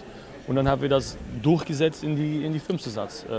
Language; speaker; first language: German; non-native, fluent; Dutch